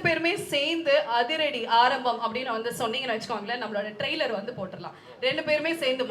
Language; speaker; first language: Tamil; native; Tamil